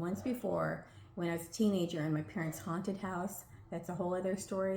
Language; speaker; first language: English; native; English